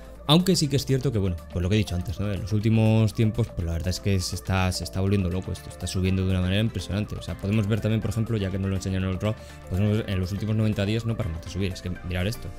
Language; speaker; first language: Spanish; native; Spanish